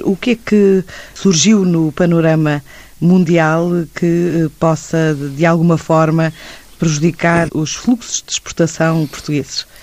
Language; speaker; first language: Portuguese; native; Portuguese